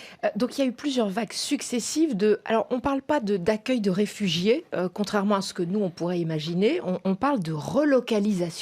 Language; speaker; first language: French; native; French